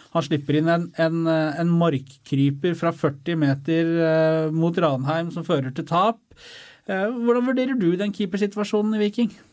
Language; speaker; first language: Norwegian; native; Norwegian